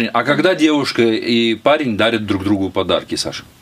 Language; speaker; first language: Russian; native; Russian